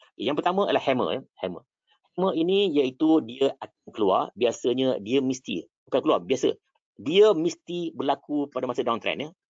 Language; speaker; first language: Malay; native; Malay